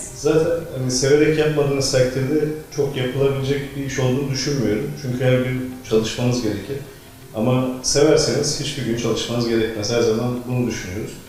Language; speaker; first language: Turkish; native; Turkish